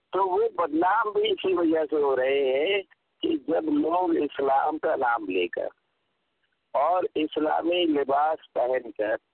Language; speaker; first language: Urdu; non-native, local second language; Punjabi